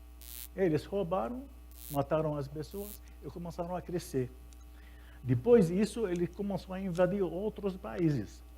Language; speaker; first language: Portuguese; non-native, fluent; Arabic